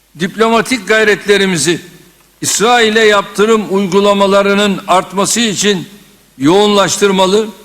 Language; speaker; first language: Turkish; native; Turkish